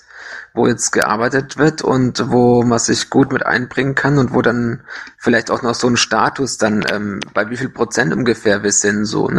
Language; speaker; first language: German; native; German